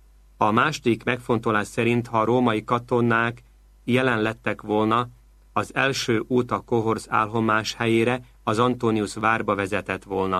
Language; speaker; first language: Hungarian; native; Hungarian